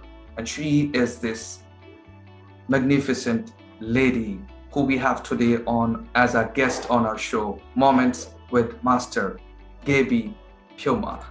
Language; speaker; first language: English; non-native, local second language; Hindi